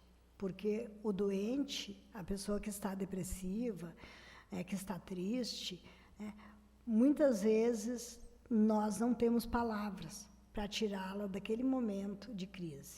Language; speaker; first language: Portuguese; native; Portuguese